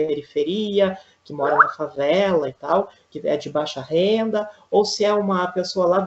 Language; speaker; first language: Portuguese; native; Portuguese